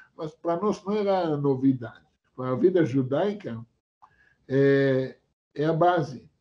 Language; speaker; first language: Portuguese; non-native, fluent; Hebrew